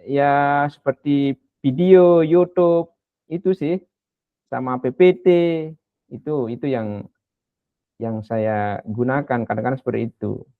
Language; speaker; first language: Indonesian; non-native, local second language; Sasak